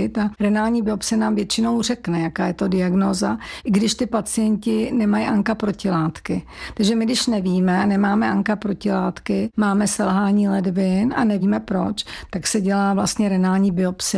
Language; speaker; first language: Czech; native; Czech